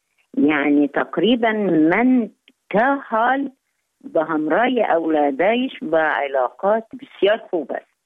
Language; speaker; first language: Persian; non-native, learner; Arabic